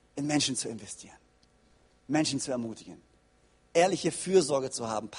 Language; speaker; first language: German; native; German